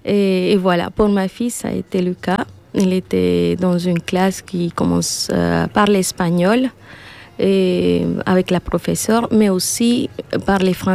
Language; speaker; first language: French; non-native, learner; Spanish